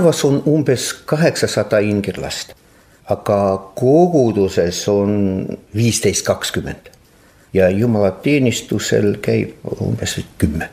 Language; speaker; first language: Estonian; non-native, local second language; Russian